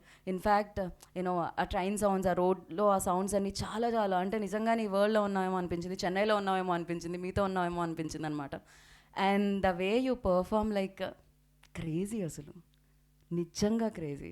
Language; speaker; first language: Telugu; native; Telugu